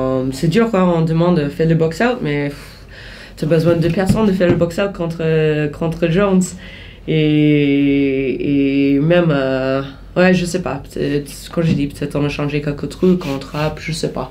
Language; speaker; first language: French; non-native, fluent; English